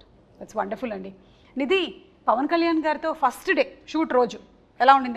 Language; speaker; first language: Telugu; native; Telugu